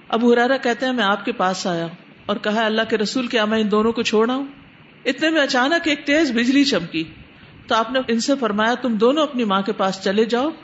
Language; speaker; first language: Urdu; native; Urdu